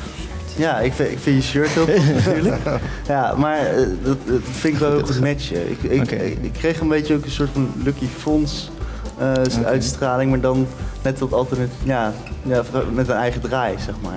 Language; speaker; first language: Dutch; native; Dutch